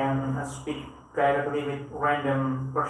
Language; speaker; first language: English; non-native, learner; Indonesian